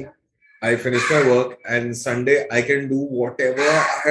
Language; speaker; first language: English; non-native, local second language; Hindi